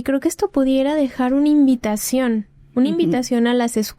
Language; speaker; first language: Spanish; native; Spanish